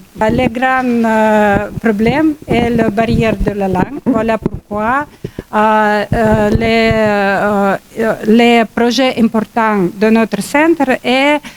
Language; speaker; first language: French; non-native, learner; Russian